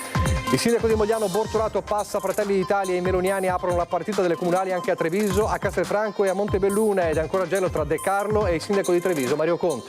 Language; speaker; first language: Italian; native; Italian